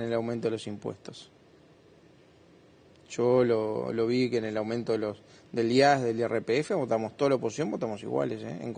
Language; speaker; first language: Spanish; native; Spanish